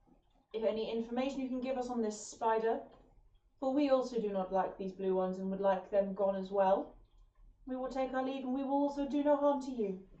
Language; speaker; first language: English; native; English